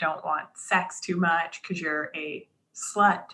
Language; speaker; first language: English; native; English